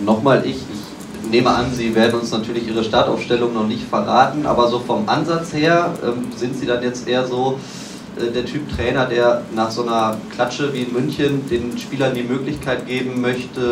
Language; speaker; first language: German; native; German